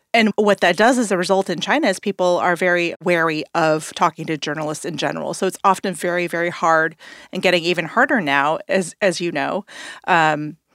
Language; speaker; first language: English; native; English